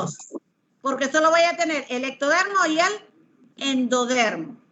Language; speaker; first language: Spanish; native; Spanish